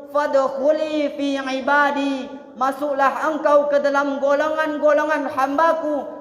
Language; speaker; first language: Malay; non-native, local second language; Minangkabau